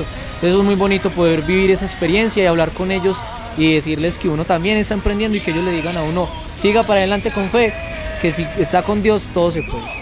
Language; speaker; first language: Spanish; native; Spanish